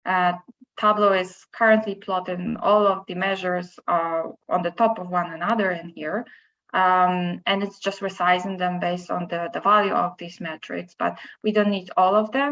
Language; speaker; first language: English; non-native, fluent; Polish